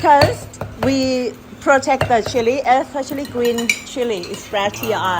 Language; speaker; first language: English; non-native, learner; Thai